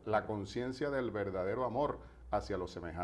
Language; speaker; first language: Spanish; native; Spanish